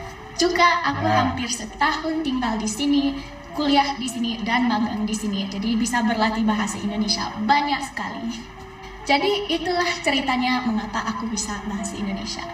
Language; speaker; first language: Indonesian; non-native, fluent; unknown